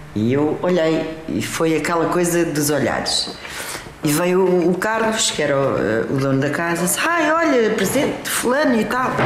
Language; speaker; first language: Portuguese; early bilingual, other home language; French